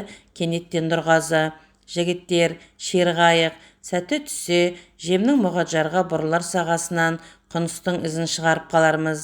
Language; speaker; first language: Kazakh; native; Kazakh